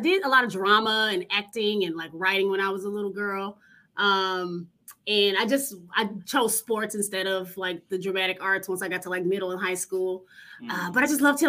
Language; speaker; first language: English; native; English